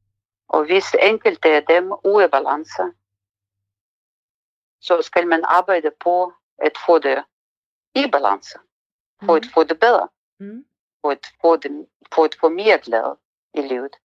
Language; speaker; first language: Danish; non-native, fluent; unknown